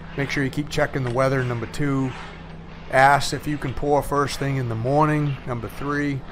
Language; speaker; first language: English; native; English